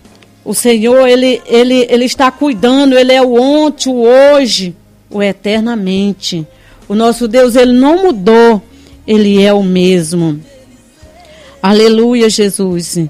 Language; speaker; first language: Portuguese; native; Portuguese